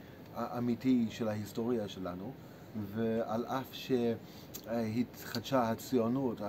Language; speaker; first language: Hebrew; non-native, fluent; English